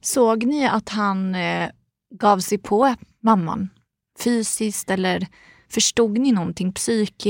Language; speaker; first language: Swedish; native; Swedish